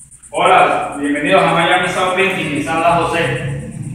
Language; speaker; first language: Spanish; native; Spanish